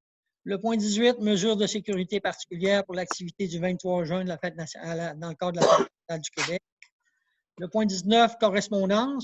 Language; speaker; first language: French; native; French